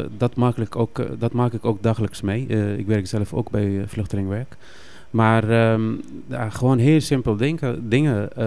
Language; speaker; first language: Dutch; non-native, fluent; Arabic